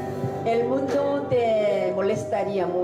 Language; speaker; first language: Spanish; non-native, learner; Korean